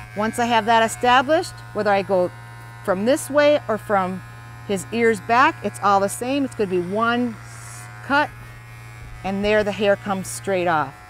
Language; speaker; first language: English; native; English